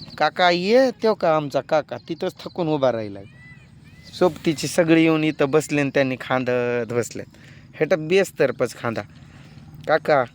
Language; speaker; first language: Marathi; non-native, local second language; Lambadi